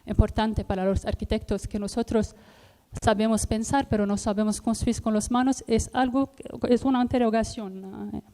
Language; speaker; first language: Spanish; non-native, learner; Arabic